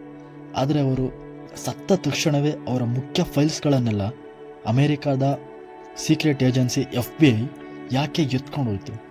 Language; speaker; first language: Kannada; native; Kannada